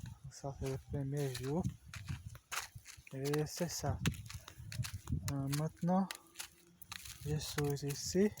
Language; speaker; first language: French; non-native, learner; Portuguese